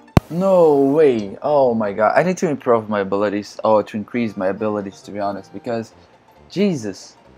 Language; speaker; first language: English; non-native, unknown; Portuguese